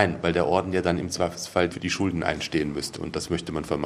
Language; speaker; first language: German; native; German